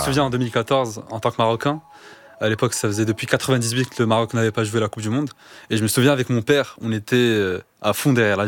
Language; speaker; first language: French; early bilingual, other home language; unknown